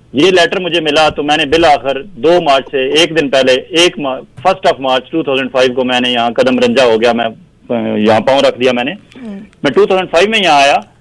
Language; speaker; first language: Urdu; non-native, local second language; Punjabi